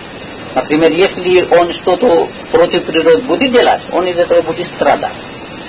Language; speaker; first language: Russian; non-native, learner; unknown